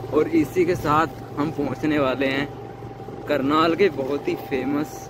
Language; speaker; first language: Hindi; native; Hindi